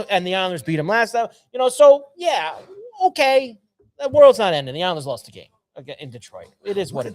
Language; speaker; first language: English; native; English